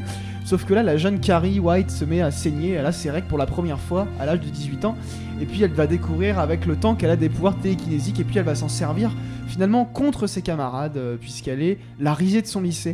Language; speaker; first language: French; native; French